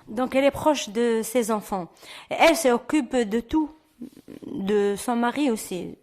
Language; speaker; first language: French; non-native, fluent; Arabic